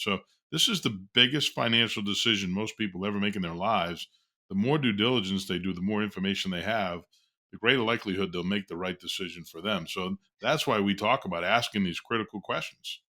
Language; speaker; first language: English; native; English